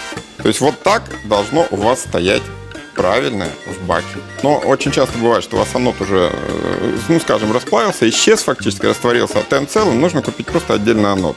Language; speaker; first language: Russian; native; Russian